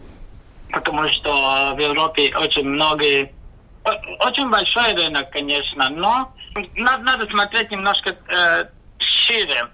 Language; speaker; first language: Russian; non-native, local second language; Latvian